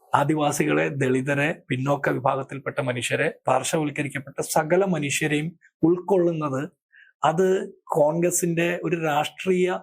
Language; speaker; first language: Malayalam; native; Malayalam